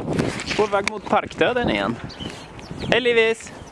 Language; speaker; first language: Swedish; native; Swedish